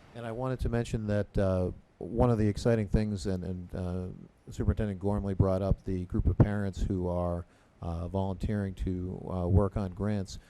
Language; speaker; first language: English; native; English